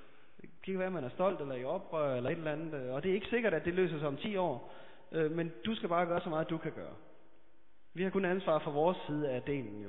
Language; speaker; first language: Danish; native; Danish